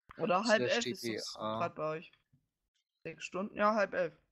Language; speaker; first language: German; native; German